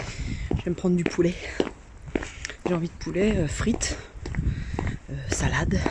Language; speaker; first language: French; native; French